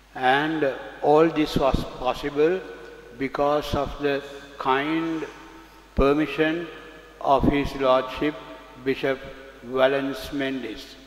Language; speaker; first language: English; non-native, local second language; Sinhala